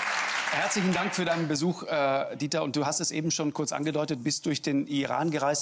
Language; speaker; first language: German; native; German